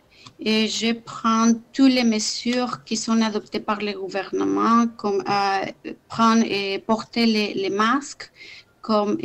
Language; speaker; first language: French; non-native, learner; Spanish